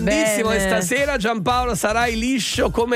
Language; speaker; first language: Italian; native; Italian